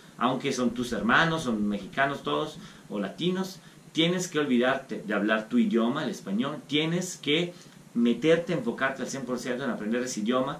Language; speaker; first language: Spanish; non-native, fluent; Italian